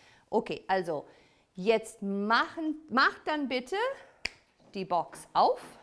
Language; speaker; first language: German; non-native, fluent; English